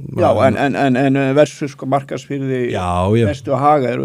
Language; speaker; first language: Icelandic; native; Icelandic